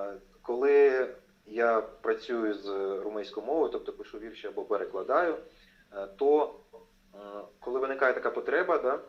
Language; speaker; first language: Ukrainian; non-native, local second language; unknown